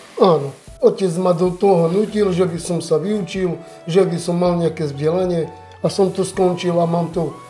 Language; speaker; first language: Slovak; non-native, local second language; Romany